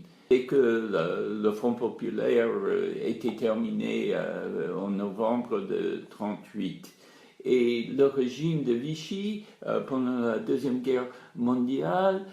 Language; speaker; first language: French; non-native, fluent; English